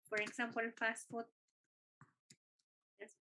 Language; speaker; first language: English; non-native, fluent; Spanish